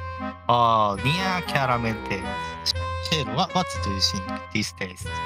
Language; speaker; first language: English; non-native, learner; Japanese